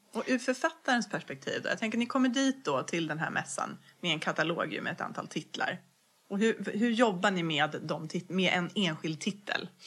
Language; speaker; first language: Swedish; native; Swedish